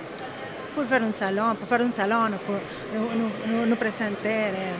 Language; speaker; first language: Italian; non-native, learner; French